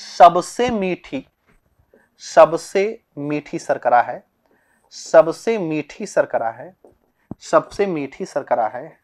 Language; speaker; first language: Hindi; native; Hindi